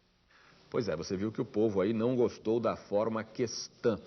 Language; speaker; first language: Portuguese; native; Portuguese